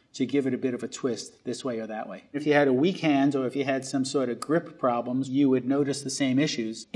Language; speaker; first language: English; native; English